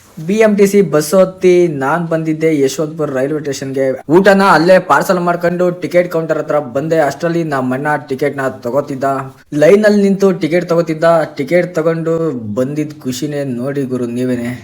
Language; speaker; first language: Kannada; native; Kannada